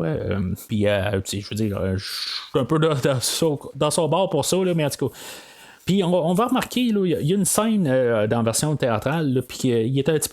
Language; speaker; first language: French; native; French